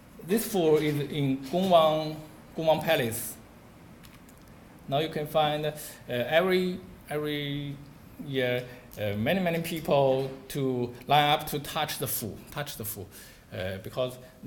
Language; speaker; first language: English; non-native, learner; Chinese